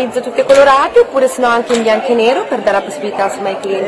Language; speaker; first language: Italian; native; Italian